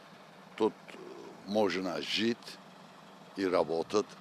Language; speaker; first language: Russian; non-native, local second language; Azerbaijani